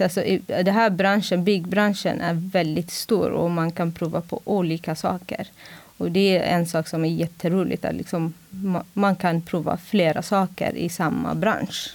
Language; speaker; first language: Swedish; non-native, fluent; Amharic